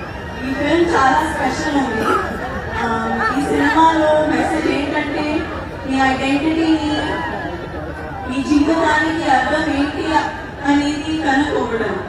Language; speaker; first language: Telugu; non-native, learner; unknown